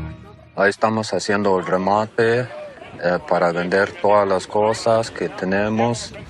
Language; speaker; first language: Spanish; non-native, local second language; Plautdietsch